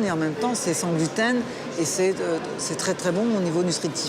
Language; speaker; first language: French; native; French